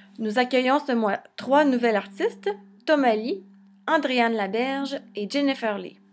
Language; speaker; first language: French; native; French